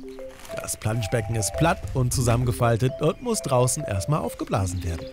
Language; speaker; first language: German; native; German